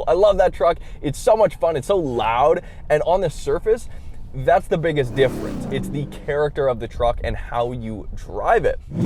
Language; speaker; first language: English; native; English